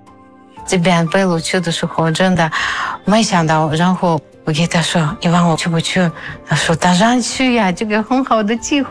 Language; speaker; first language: Chinese; non-native, fluent; Russian